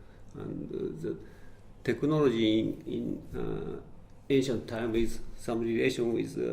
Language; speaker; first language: English; non-native, fluent; Japanese